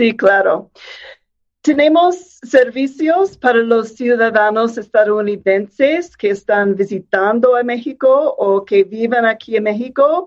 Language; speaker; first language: Spanish; non-native, fluent; English